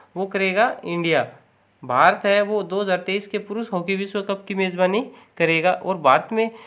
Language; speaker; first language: Hindi; native; Hindi